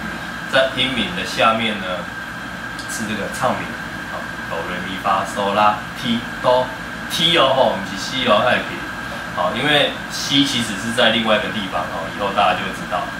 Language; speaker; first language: Chinese; native; Chinese